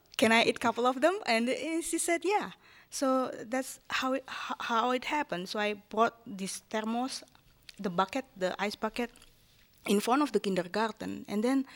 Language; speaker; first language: English; non-native, fluent; Japanese